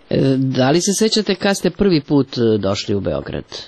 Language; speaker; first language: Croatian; non-native, local second language; Albanian